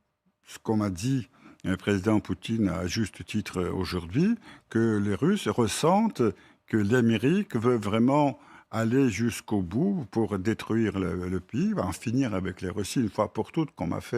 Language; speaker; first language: French; non-native, fluent; Russian